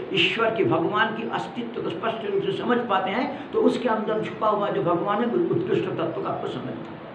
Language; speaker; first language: Hindi; non-native, local second language; Malayalam